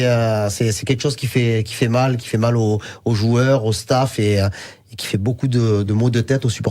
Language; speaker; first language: French; native; French